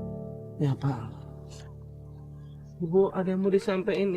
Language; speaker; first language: Indonesian; native; Indonesian